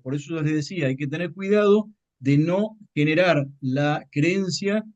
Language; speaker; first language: Spanish; native; Spanish